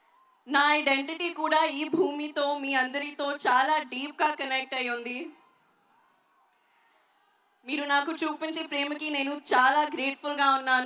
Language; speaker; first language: Telugu; non-native, learner; Hindi